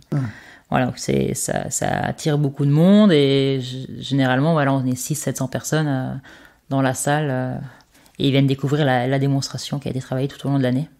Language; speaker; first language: French; native; French